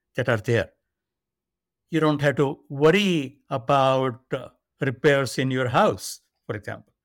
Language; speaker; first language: English; non-native, local second language; Marathi